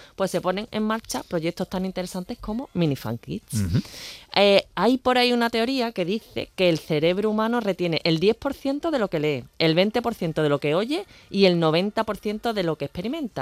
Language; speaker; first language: Spanish; native; Spanish